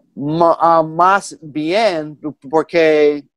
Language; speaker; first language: Spanish; non-native, fluent; English